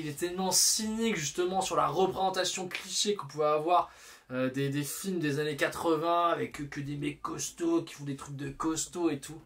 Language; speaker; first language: French; native; French